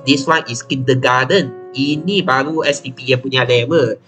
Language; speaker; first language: English; non-native, local second language; Chinese